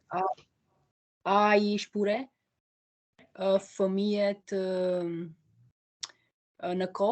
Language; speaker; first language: Albanian; non-native, learner; Romanian